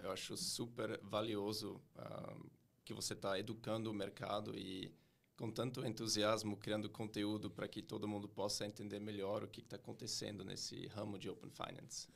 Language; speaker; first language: Portuguese; non-native, fluent; German